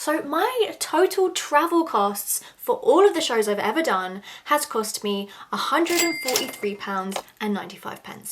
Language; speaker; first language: English; native; English